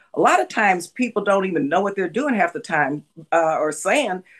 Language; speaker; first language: English; native; English